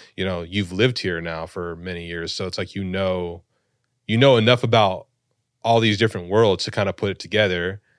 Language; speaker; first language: English; native; English